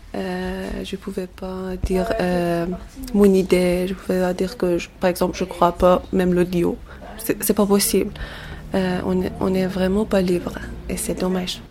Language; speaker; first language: French; non-native, learner; Persian